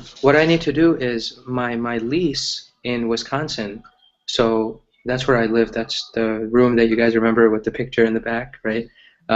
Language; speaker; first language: English; early bilingual, other home language; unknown